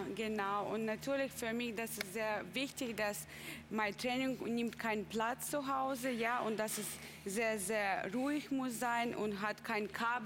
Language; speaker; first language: German; non-native, learner; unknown